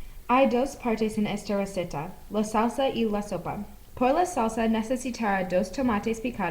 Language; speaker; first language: Spanish; non-native, learner; English